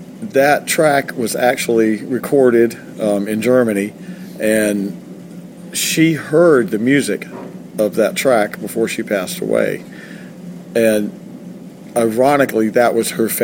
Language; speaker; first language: English; native; English